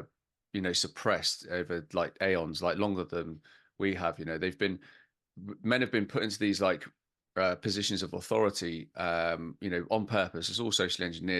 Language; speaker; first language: English; native; English